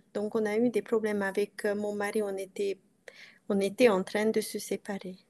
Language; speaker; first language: French; non-native, fluent; Romanian